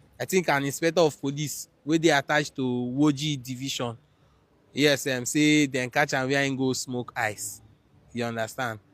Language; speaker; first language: Nigerian Pidgin; non-native, local second language; Igbo